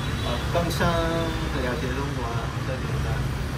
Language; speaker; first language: Chinese; non-native, learner; Vietnamese